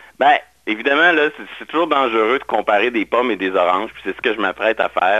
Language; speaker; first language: French; native; French